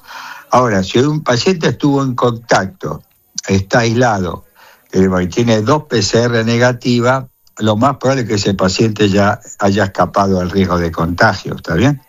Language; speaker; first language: Spanish; native; Spanish